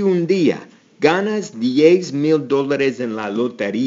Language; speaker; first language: Spanish; non-native, fluent; English